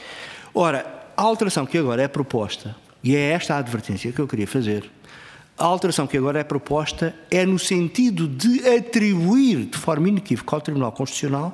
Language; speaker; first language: Portuguese; native; Portuguese